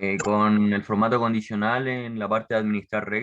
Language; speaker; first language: Spanish; native; Spanish